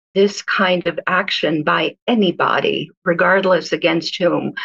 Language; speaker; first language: English; early bilingual, other home language; Hebrew